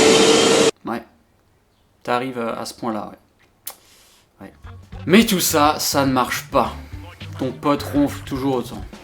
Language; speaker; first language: French; native; French